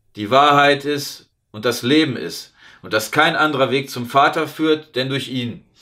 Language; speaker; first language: German; native; German